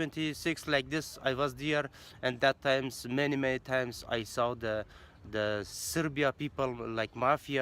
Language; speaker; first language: English; non-native, learner; Persian